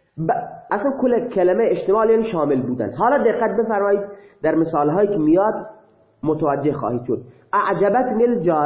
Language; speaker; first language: Persian; non-native, local second language; Baluchi